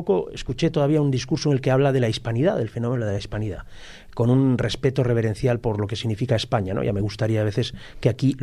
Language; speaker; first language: Spanish; native; Spanish